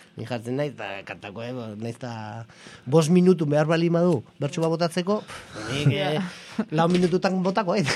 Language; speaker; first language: Basque; non-native, local second language; Spanish